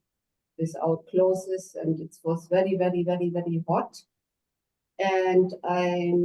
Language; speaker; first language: English; non-native, learner; German